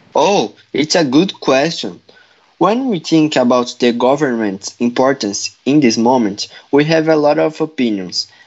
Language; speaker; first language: English; non-native, fluent; Portuguese